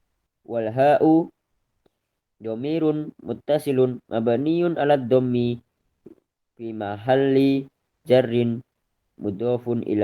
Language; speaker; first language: Arabic; non-native, learner; Indonesian